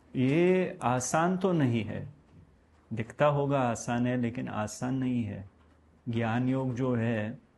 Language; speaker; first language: Hindi; non-native, learner; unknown